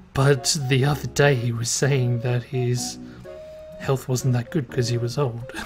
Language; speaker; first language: English; native; English